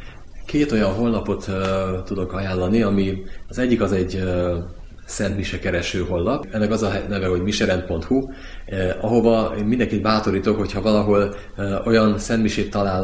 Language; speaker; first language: Hungarian; native; Hungarian